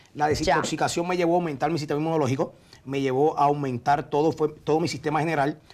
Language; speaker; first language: Spanish; native; Spanish